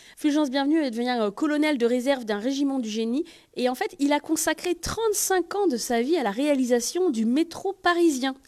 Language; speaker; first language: French; native; French